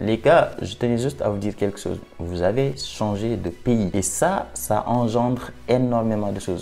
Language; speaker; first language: French; non-native, local second language; Wolof